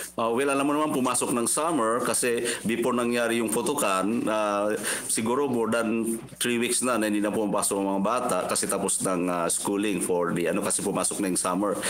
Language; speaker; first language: Filipino; non-native, local second language; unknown